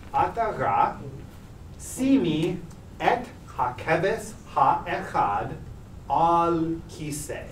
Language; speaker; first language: Hebrew; non-native, fluent; English